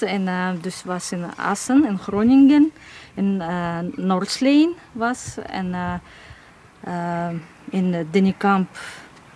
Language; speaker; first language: Dutch; non-native, learner; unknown